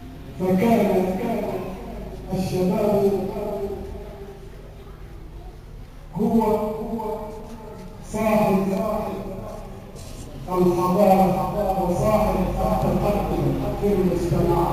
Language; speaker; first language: Arabic; native; Arabic